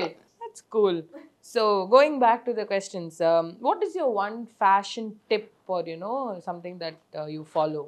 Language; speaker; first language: English; non-native, local second language; Tamil